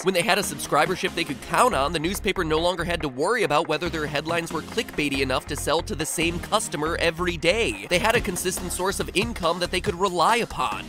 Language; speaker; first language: English; native; English